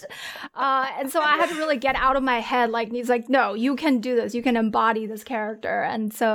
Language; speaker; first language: English; non-native, fluent; Chinese